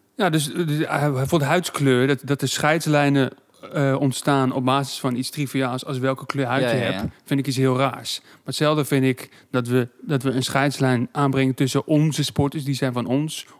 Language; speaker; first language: Dutch; native; Dutch